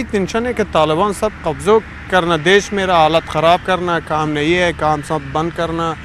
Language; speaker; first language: Hindi; non-native, learner; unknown